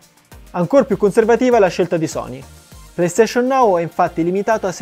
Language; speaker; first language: Italian; native; Italian